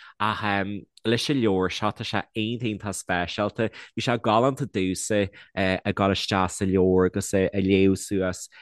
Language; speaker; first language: Irish; non-native, local second language; English